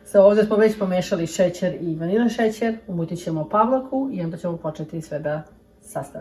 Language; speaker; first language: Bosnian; early bilingual, heritage; Serbian